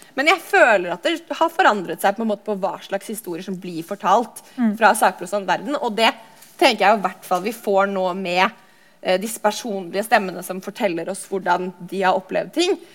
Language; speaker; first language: Norwegian; native; Norwegian